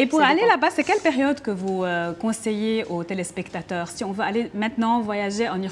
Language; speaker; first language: French; non-native, local second language; Arabic